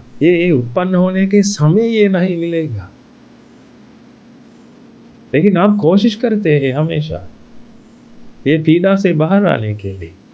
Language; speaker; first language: Hindi; non-native, fluent; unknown